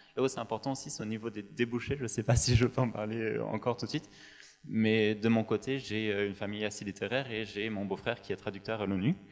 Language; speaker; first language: French; native; French